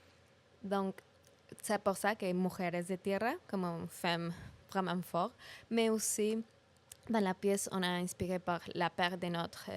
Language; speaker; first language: French; non-native, learner; Spanish